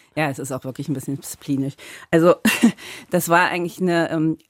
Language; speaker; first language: German; native; German